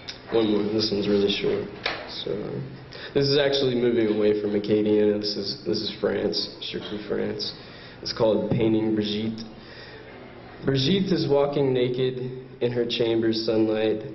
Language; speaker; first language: English; native; English